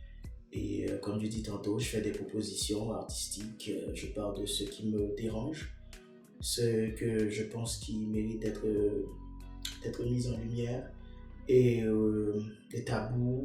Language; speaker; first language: French; non-native, local second language; Haitian Creole